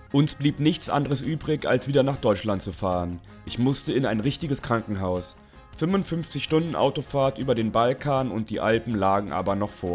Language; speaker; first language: German; native; German